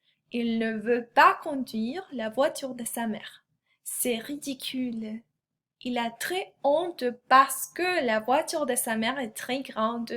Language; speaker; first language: French; non-native, fluent; Spanish